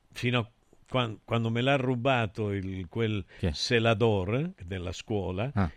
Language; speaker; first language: Italian; native; Italian